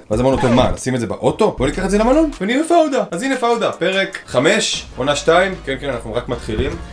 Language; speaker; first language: Hebrew; native; Hebrew